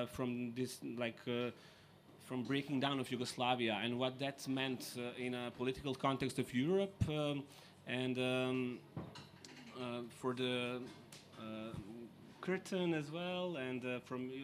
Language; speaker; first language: English; non-native, fluent; Serbian